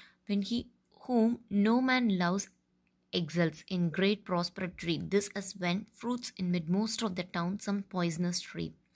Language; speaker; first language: English; non-native, local second language; Tamil